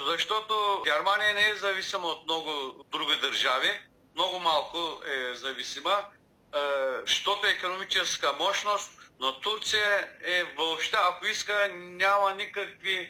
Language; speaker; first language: Bulgarian; non-native, local second language; Turkish